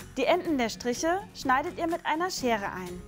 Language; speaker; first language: German; native; German